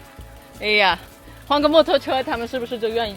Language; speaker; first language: Chinese; non-native, fluent; English